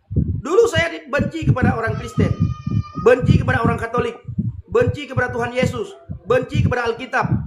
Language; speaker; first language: Indonesian; non-native, local second language; Achinese